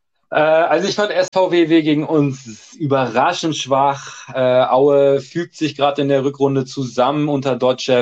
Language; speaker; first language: German; native; German